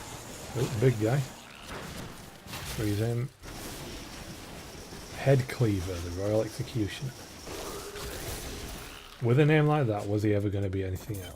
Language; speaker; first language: English; native; English